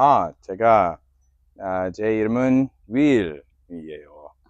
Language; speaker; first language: Korean; non-native, learner; English